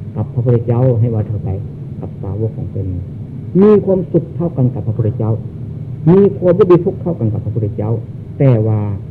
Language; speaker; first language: Thai; native; Thai